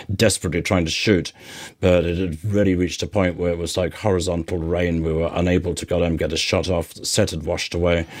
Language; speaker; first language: English; native; English